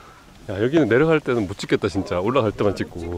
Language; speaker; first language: Korean; native; Korean